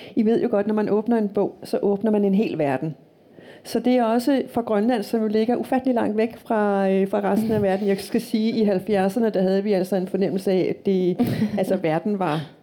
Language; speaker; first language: Danish; native; Danish